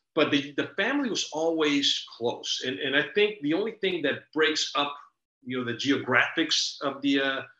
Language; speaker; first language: English; early bilingual, other home language; Spanish